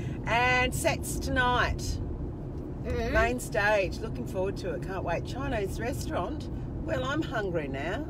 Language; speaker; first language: English; native; English